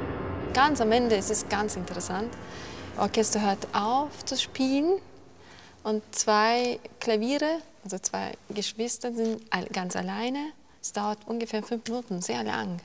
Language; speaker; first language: German; non-native, fluent; Turkish